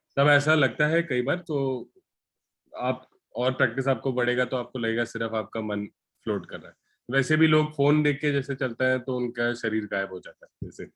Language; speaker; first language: Hindi; non-native, local second language; Marathi